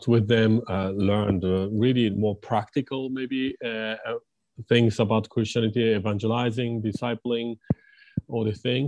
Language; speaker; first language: English; non-native, fluent; Japanese